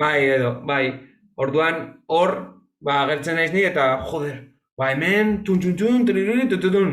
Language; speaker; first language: Basque; non-native, local second language; Spanish